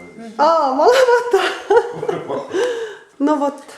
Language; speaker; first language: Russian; non-native, learner; Estonian